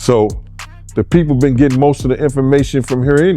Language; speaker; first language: English; native; English